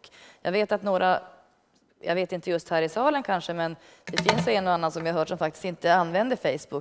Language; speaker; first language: Swedish; native; Swedish